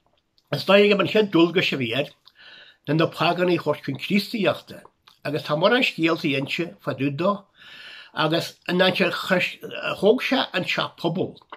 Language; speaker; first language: Irish; native; Irish